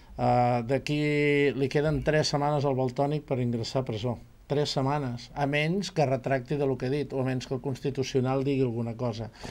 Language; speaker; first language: Catalan; native; Catalan